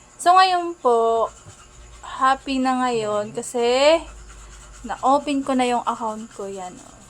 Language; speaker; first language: Filipino; native; Filipino